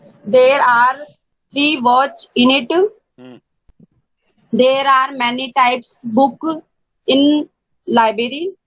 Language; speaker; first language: English; non-native, learner; Hindi